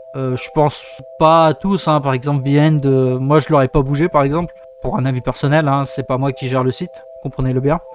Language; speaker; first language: French; native; French